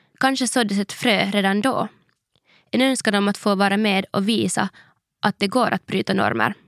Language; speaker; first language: Swedish; native; Swedish